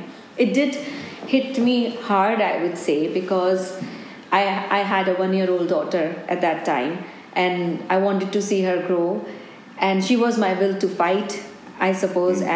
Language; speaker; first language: English; non-native, local second language; Hindi